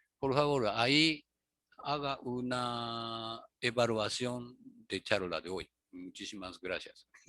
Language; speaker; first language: Spanish; non-native, fluent; Japanese